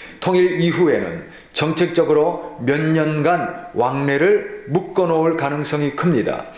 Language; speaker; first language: Korean; native; Korean